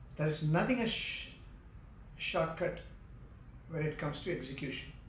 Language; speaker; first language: English; non-native, local second language; Tamil